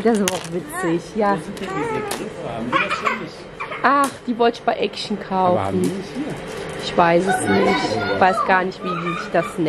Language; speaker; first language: German; native; German